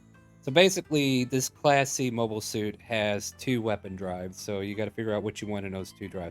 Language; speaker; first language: English; native; English